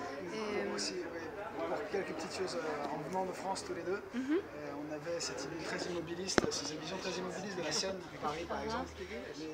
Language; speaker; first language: French; native; French